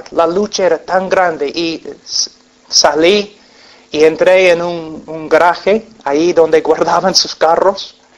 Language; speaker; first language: Spanish; non-native, fluent; English